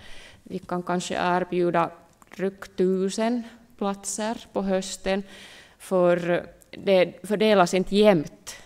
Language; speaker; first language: Swedish; non-native, local second language; Finnish